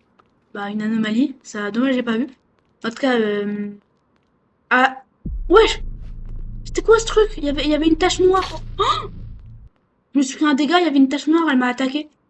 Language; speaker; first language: French; native; French